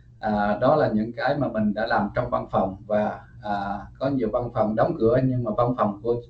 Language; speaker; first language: Vietnamese; early bilingual, heritage; Vietnamese